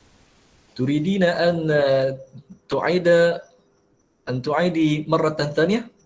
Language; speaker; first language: Arabic; non-native, fluent; Malay